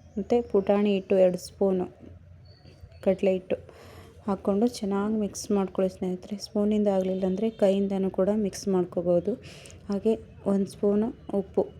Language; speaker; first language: Kannada; non-native, local second language; Lambadi